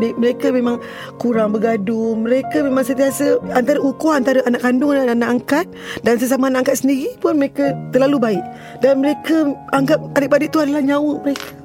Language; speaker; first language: Malay; native; Malay